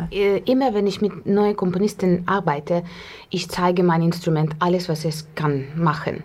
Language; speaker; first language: German; non-native, learner; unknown